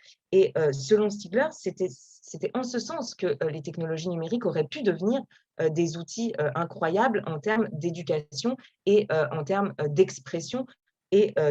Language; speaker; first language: French; native; French